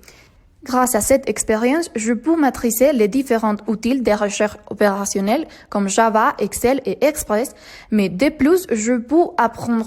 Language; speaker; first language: French; non-native, learner; Spanish